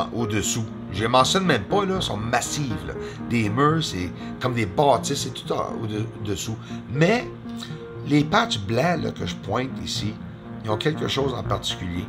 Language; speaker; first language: French; native; French